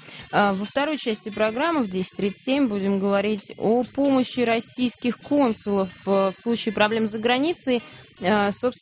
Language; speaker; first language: Russian; native; Russian